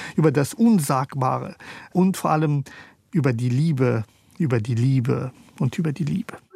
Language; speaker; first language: German; early bilingual, other home language; Persian